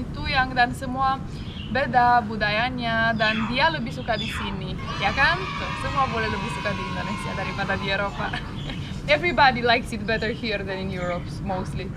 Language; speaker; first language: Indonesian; non-native, fluent; Romanian